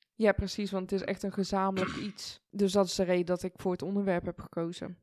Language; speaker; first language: Dutch; early bilingual, other home language; Persian